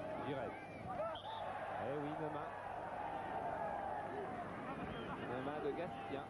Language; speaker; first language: French; native; French